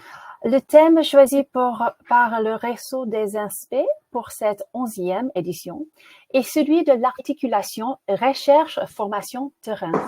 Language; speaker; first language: French; non-native, fluent; English